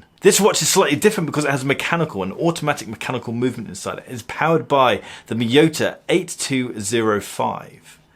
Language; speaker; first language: English; native; English